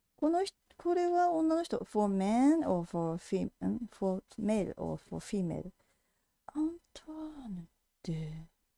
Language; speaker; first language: Japanese; native; Japanese